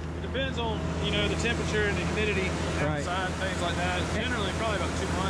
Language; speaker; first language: English; native; English